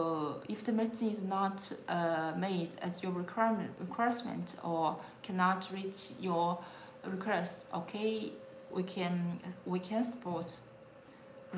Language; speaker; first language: English; non-native, learner; Chinese